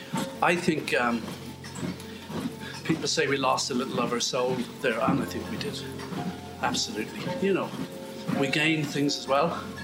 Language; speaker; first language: English; native; English